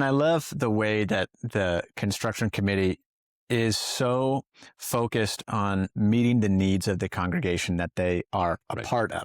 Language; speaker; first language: English; native; English